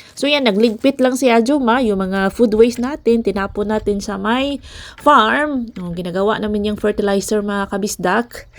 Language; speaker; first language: Filipino; non-native, local second language; Cebuano